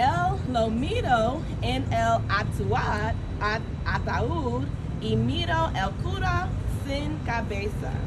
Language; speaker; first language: Spanish; non-native, learner; English